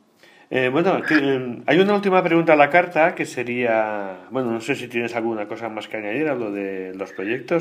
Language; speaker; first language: Spanish; native; Spanish